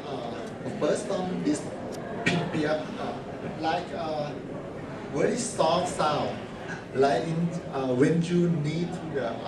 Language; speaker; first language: English; non-native, learner; Thai